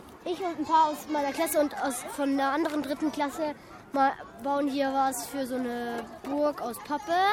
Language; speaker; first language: German; native; German